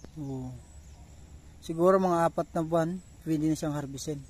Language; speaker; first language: Filipino; non-native, local second language; Bikol